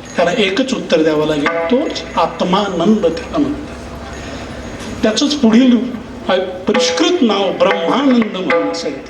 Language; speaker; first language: Marathi; native; Marathi